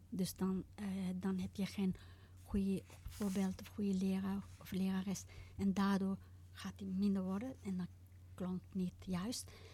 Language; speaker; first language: Dutch; non-native, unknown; Tibetan